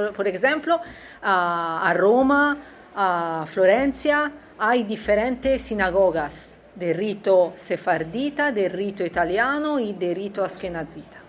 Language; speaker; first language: Spanish; non-native, learner; Italian